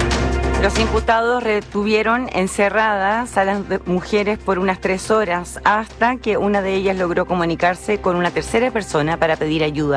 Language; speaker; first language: Spanish; native; Spanish